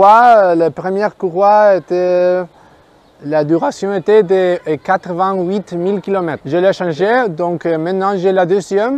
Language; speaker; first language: French; non-native, fluent; Spanish